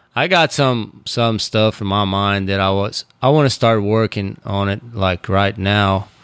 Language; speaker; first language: English; non-native, fluent; Portuguese